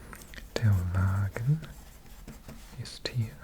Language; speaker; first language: German; non-native, learner; English